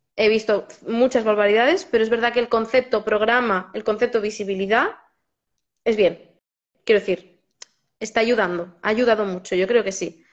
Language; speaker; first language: Spanish; native; Spanish